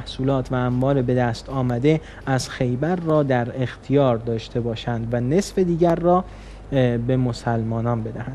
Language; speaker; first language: Persian; native; Persian